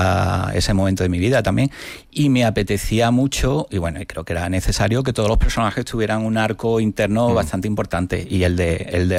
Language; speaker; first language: Spanish; native; Spanish